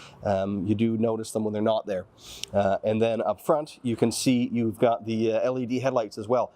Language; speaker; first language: English; native; English